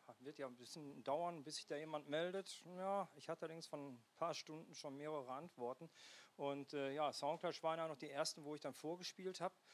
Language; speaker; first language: German; native; German